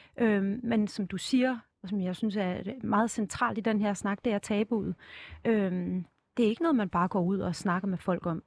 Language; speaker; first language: Danish; native; Danish